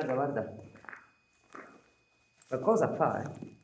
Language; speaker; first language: Italian; native; Italian